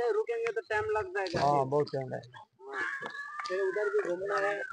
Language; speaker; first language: Hindi; non-native, learner; Nepali